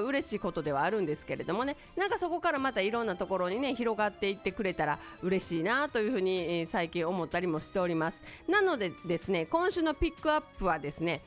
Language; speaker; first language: Japanese; native; Japanese